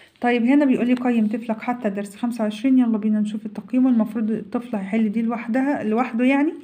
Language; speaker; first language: Arabic; native; Arabic